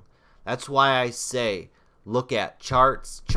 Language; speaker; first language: English; native; English